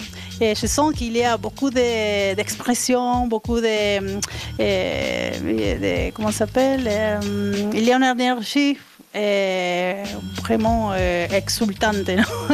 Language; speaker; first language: French; non-native, fluent; Spanish